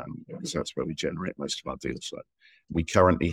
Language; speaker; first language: English; native; English